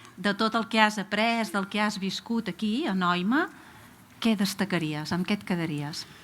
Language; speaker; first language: Catalan; native; Catalan